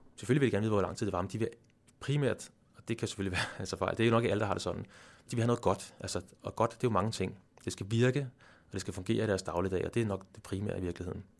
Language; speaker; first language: Danish; native; Danish